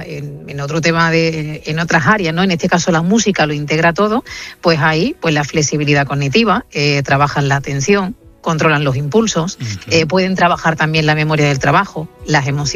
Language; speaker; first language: Spanish; native; Spanish